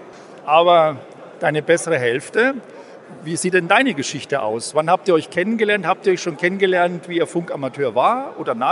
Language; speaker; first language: German; native; German